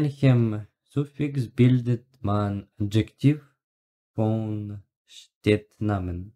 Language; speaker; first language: German; non-native, learner; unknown